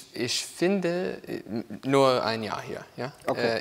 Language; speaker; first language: German; non-native, learner; English